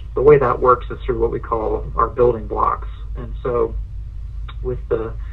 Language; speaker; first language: English; native; English